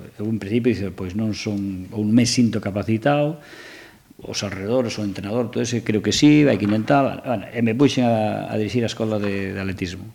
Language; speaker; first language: Galician; native; Galician